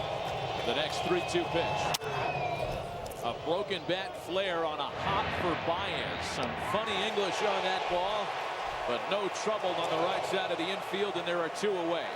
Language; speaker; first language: English; native; English